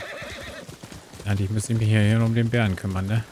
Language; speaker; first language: German; native; German